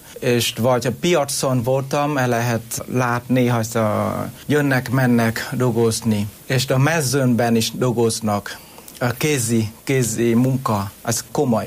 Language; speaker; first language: Hungarian; non-native, learner; Vietnamese